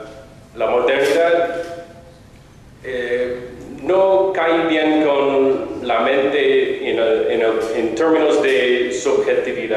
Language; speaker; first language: Spanish; non-native, fluent; English